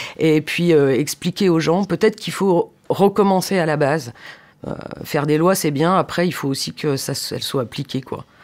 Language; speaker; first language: French; native; French